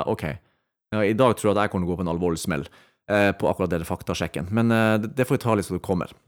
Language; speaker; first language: Norwegian; native; Norwegian